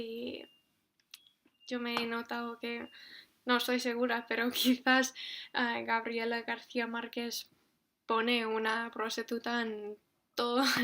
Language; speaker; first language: Spanish; non-native, fluent; English